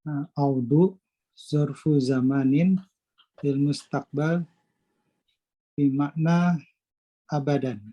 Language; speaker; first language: Arabic; non-native, learner; Indonesian